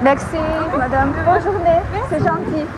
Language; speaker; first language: French; non-native, learner; Chinese